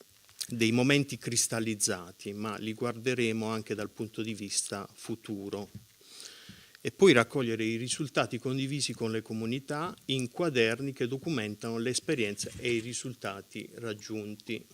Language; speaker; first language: Italian; native; Italian